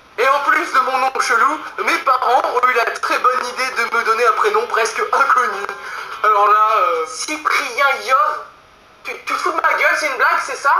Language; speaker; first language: French; native; French